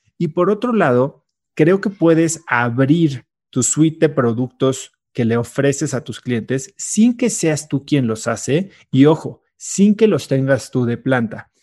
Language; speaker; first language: Spanish; native; Spanish